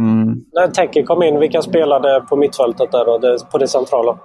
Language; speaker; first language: Swedish; native; Swedish